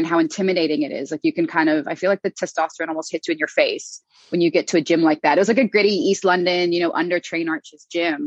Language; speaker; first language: English; native; English